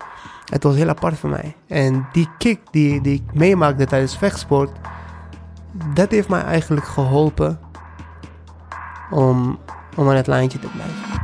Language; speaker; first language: Dutch; non-native, fluent; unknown